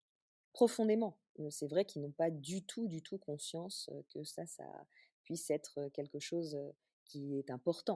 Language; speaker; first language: French; native; French